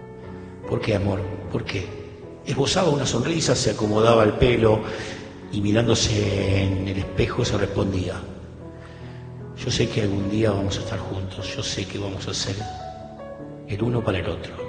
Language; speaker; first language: Spanish; native; Spanish